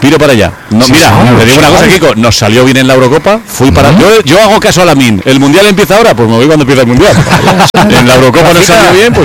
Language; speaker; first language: Spanish; native; Spanish